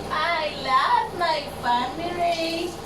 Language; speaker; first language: English; non-native, learner; Thai